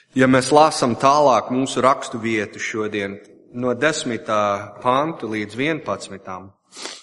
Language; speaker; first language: Latvian; non-native, fluent; English